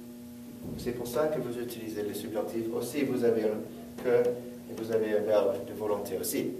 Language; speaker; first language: French; non-native, fluent; English